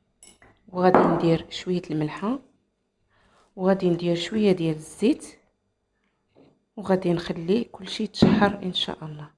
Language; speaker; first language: Arabic; native; Arabic